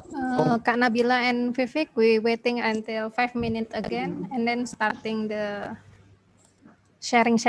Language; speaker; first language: English; non-native, learner; Indonesian